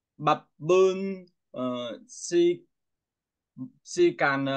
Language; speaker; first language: Korean; non-native, learner; Vietnamese